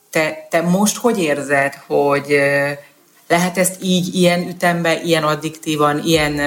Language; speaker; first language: Hungarian; native; Hungarian